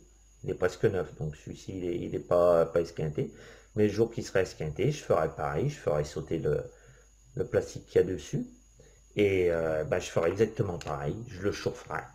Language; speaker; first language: French; native; French